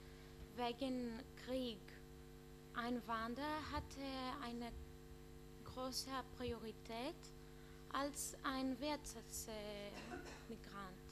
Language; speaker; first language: German; non-native, learner; Greek